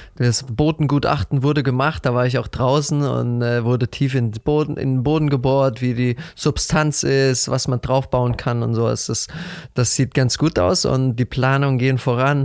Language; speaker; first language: German; native; German